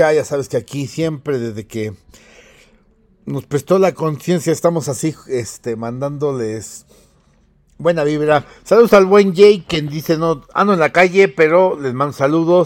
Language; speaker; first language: Spanish; native; Spanish